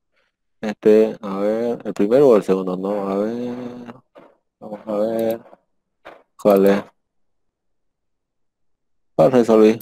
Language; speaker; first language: Spanish; native; Spanish